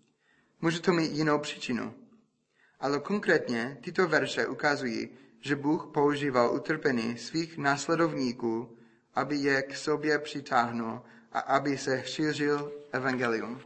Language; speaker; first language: Czech; non-native, fluent; English